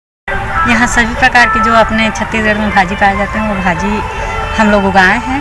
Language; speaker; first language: Hindi; non-native, local second language; Chhattisgarhi